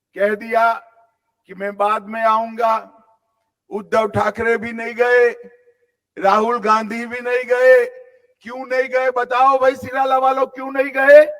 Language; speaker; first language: Hindi; non-native, local second language; Gujarati